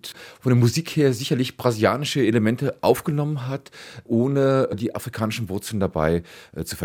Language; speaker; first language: German; native; German